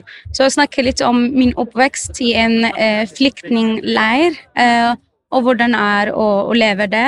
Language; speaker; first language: Norwegian; non-native, fluent; Arabic